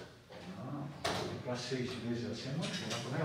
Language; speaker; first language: Portuguese; native; Portuguese